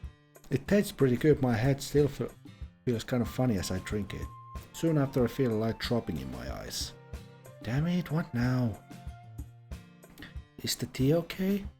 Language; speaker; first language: English; non-native, fluent; Finnish